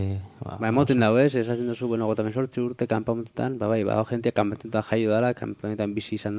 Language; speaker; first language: Basque; native; Basque